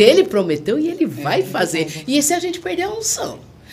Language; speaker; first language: Portuguese; native; Portuguese